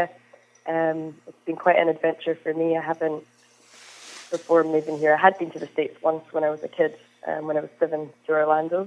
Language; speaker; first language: English; native; English